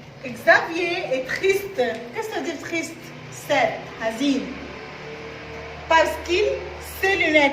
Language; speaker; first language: French; non-native, fluent; Arabic